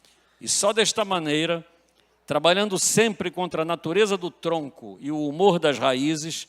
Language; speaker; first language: Portuguese; native; Portuguese